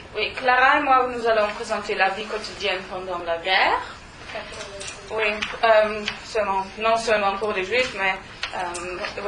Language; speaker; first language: French; non-native, learner; German